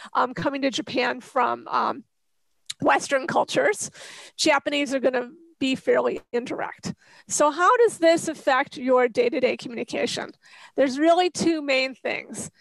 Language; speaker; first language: English; native; English